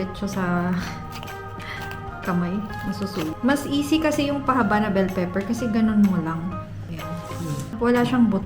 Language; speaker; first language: Filipino; native; Filipino